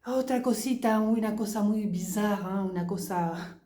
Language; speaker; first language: Spanish; non-native, fluent; French